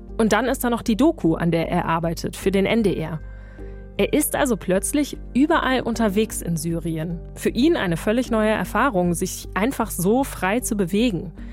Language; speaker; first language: German; native; German